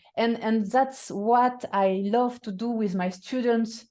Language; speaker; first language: English; non-native, fluent; French